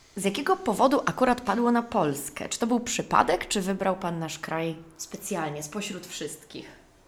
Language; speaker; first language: Polish; native; Polish